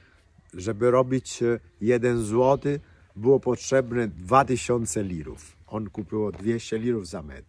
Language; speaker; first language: Polish; non-native, fluent; Italian